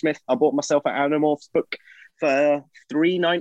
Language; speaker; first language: English; native; English